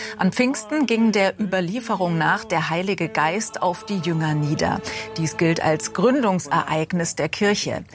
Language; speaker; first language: German; native; German